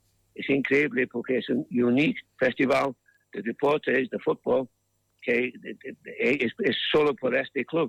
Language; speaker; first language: Spanish; non-native, learner; English